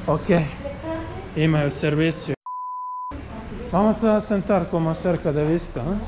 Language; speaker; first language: Spanish; non-native, learner; Croatian